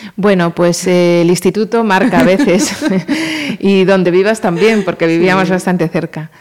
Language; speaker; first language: Spanish; native; Spanish